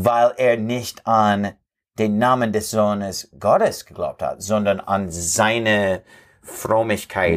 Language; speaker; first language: German; non-native, fluent; English